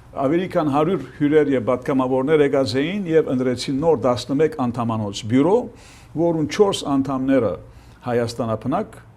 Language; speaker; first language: Armenian; early bilingual, heritage; Armenian